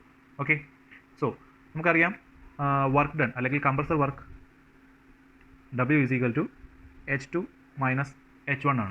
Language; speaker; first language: Malayalam; native; Malayalam